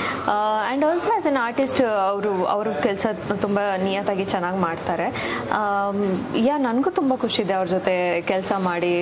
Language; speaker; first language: Kannada; non-native, local second language; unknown